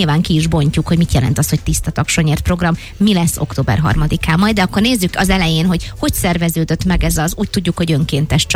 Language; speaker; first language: Hungarian; native; Hungarian